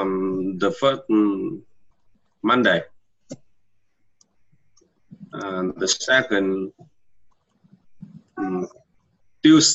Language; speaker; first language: English; non-native, learner; Vietnamese